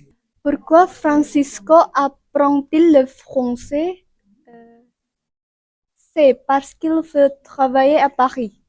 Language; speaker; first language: French; non-native, learner; Indonesian